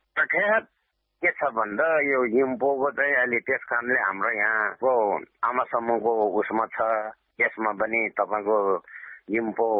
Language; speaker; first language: Nepali; non-native, local second language; Gurung